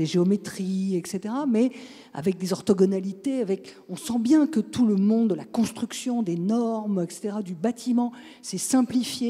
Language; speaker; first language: French; native; French